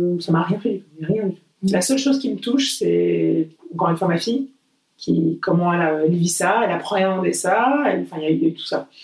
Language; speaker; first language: French; early bilingual, other home language; Portuguese